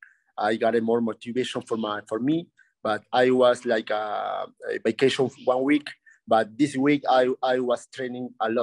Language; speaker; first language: English; non-native, learner; Spanish